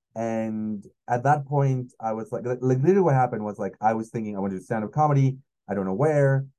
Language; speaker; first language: English; non-native, fluent; Spanish